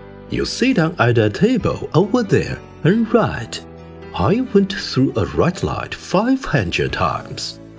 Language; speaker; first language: English; non-native, fluent; Chinese